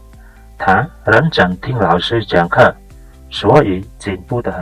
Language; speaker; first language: Chinese; non-native, fluent; Khmer